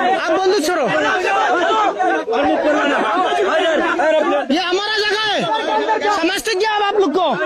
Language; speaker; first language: Hindi; non-native, learner; Bangla